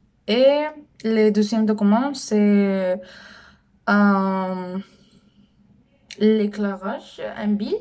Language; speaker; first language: French; non-native, learner; Spanish